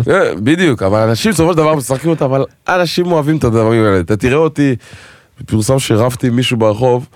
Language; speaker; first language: Hebrew; non-native, local second language; French